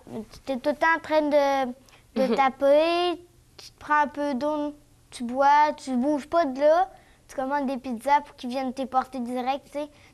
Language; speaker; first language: French; native; French